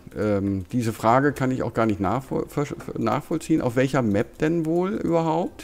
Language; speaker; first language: German; native; German